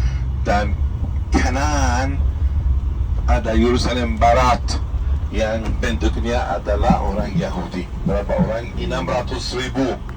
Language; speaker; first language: Indonesian; non-native, fluent; Arabic